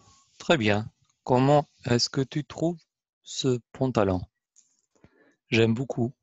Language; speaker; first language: French; non-native, fluent; Arabic